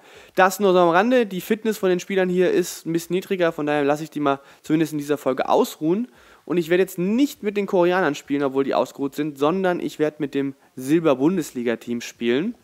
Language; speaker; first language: German; native; German